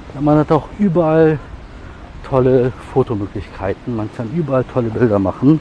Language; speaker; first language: German; native; German